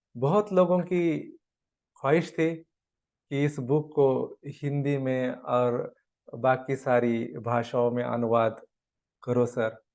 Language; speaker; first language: Hindi; non-native, local second language; Marathi